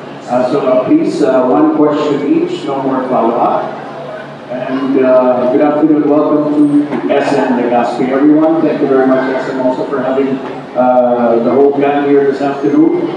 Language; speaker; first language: English; non-native, local second language; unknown